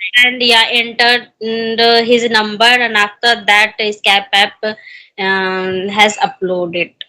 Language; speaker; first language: English; non-native, learner; Hindi